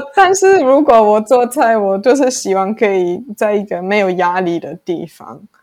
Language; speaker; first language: Chinese; non-native, fluent; German